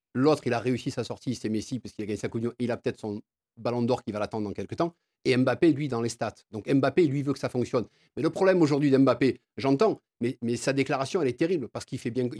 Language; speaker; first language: French; native; French